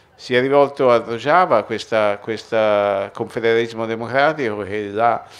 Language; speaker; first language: Italian; native; Italian